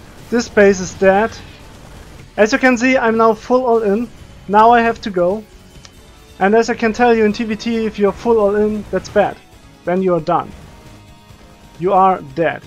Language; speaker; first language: English; non-native, fluent; German